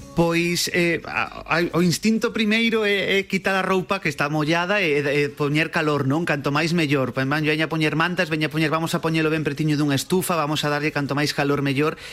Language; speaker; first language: Galician; native; Galician